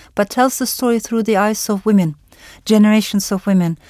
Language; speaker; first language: English; non-native, fluent; Turkish